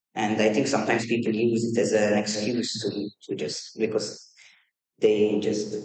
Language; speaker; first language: English; non-native, fluent; Maltese